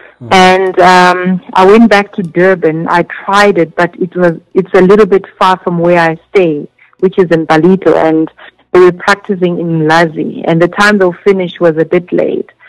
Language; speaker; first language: English; non-native, local second language; Zulu